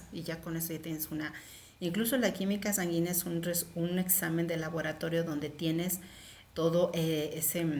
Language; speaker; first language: Spanish; native; Spanish